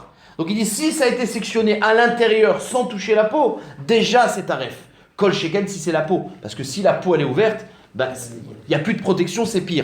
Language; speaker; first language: French; native; French